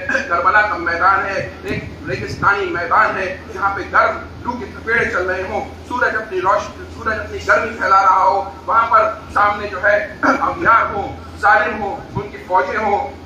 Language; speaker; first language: Urdu; native; Urdu